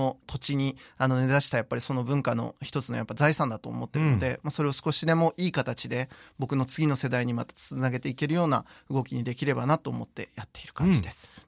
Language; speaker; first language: Japanese; native; Japanese